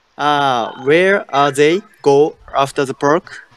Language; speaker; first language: English; non-native, learner; Japanese